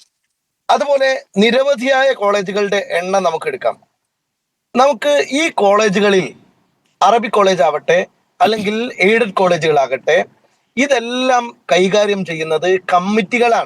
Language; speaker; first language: Malayalam; native; Malayalam